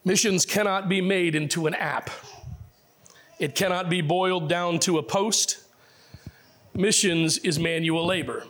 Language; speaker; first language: English; native; English